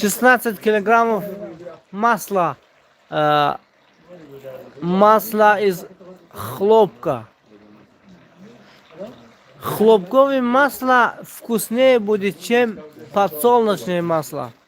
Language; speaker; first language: Russian; non-native, local second language; Tajik